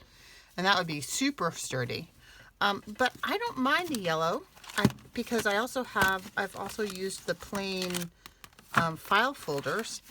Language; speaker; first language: English; native; English